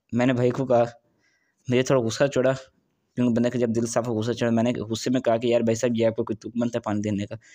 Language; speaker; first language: Urdu; non-native, local second language; Punjabi